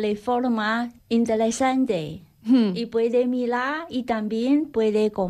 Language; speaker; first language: Spanish; non-native, learner; Chinese